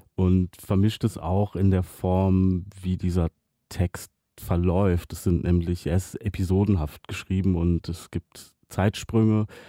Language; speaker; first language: German; native; German